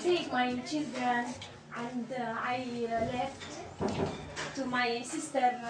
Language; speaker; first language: English; non-native, learner; Arabic